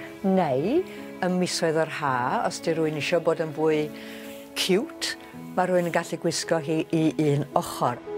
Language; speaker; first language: Welsh; native; Welsh